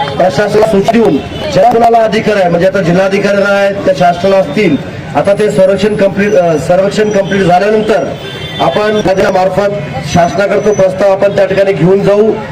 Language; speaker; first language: Marathi; native; Marathi